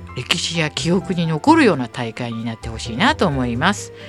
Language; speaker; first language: Japanese; native; Japanese